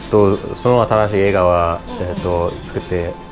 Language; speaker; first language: Japanese; non-native, learner; English